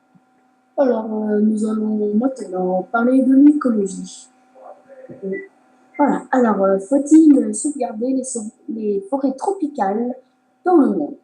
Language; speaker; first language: French; native; French